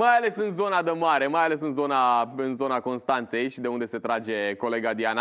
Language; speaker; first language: Romanian; native; Romanian